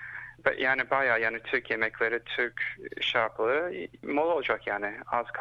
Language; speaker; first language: Turkish; early bilingual, heritage; Turkish